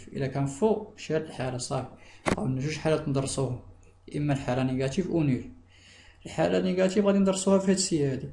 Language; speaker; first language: Arabic; native; Arabic